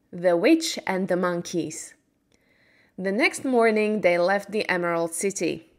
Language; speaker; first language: English; non-native, fluent; Slovak